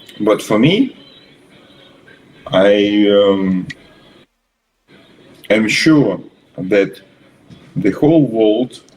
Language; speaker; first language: English; non-native, learner; Russian